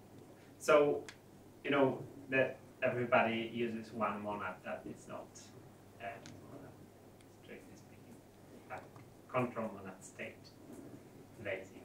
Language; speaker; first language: English; non-native, fluent; Polish